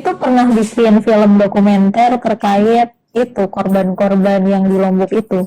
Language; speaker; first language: Indonesian; native; Indonesian